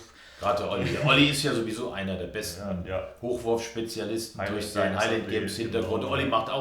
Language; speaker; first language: German; native; German